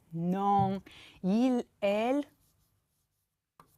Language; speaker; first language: French; non-native, fluent; Romanian